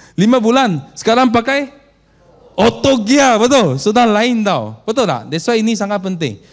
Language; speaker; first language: Malay; non-native, local second language; Chinese